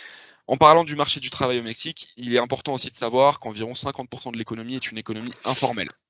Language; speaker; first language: French; native; French